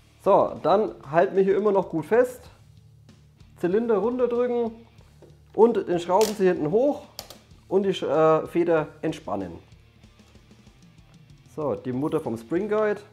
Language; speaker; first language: German; native; German